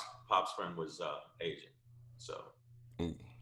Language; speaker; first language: English; native; English